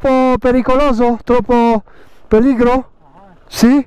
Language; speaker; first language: Spanish; non-native, learner; French